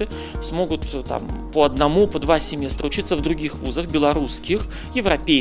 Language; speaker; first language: Russian; native; Russian